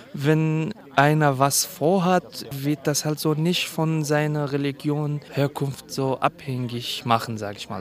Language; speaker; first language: German; non-native, fluent; Kurdish